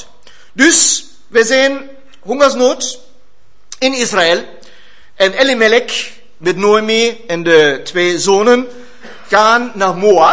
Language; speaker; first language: Dutch; non-native, learner; German